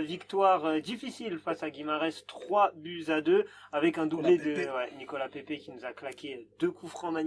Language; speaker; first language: French; native; French